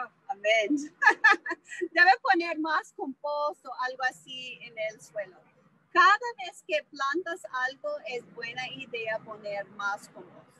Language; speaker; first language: Spanish; non-native, fluent; English